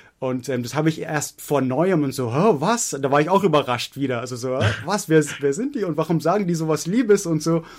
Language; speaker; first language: German; non-native, fluent; English